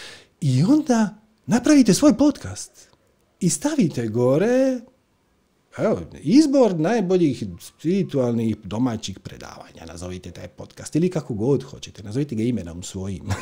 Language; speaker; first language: Croatian; native; Croatian